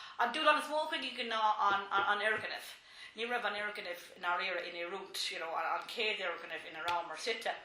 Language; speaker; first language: Irish; non-native, local second language; English